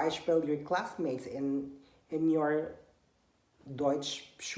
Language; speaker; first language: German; non-native, learner; Cebuano